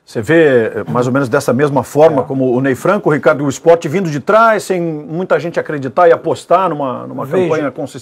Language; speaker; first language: Portuguese; native; Portuguese